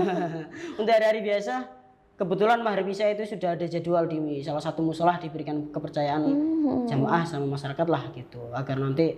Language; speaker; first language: Indonesian; non-native, local second language; Javanese